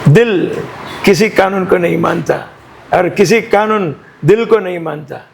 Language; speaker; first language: Hindi; non-native, local second language; Kannada